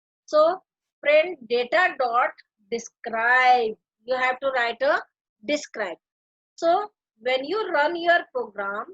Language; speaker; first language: English; non-native, local second language; Hindi